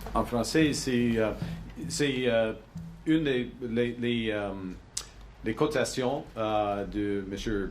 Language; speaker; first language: French; non-native, local second language; English